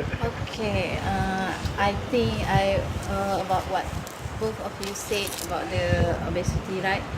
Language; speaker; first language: English; non-native, learner; Malay